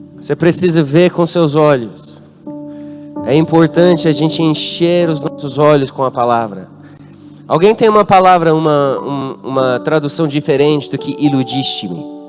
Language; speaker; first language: Portuguese; non-native, fluent; English